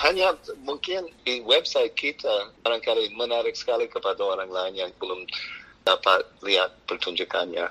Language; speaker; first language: Indonesian; non-native, fluent; English